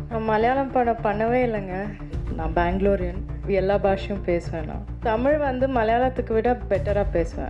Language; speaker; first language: Tamil; non-native, local second language; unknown